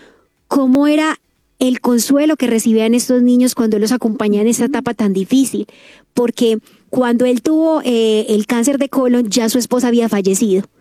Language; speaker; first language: Spanish; native; Spanish